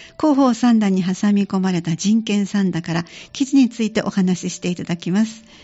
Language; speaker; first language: Japanese; native; Japanese